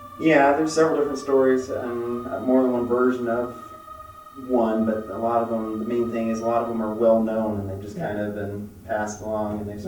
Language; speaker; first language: English; native; English